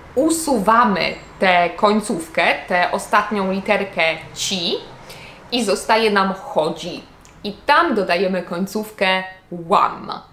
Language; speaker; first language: Polish; native; Polish